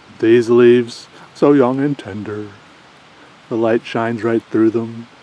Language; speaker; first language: English; native; English